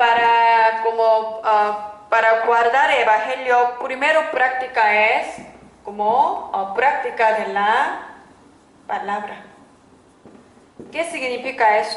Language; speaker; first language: Spanish; non-native, fluent; Korean